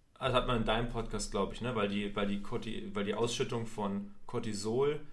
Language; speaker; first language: German; native; German